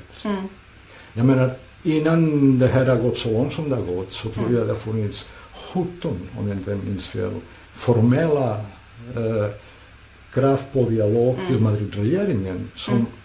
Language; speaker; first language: Swedish; non-native, fluent; Catalan